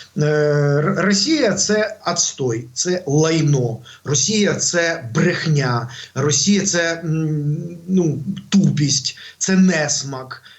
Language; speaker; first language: Ukrainian; non-native, local second language; Russian